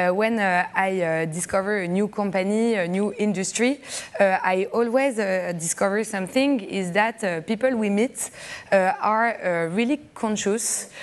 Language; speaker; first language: English; non-native, fluent; French